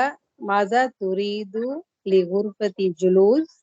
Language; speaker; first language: Arabic; non-native, learner; Tamil